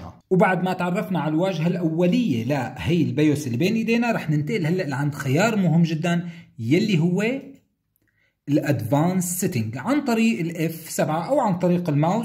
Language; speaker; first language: Arabic; native; Arabic